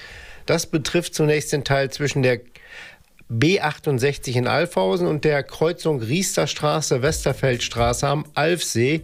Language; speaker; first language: German; native; German